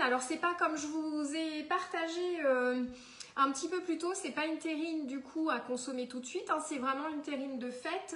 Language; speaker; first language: French; native; French